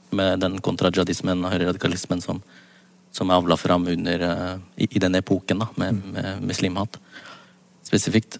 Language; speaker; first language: Norwegian; native; Norwegian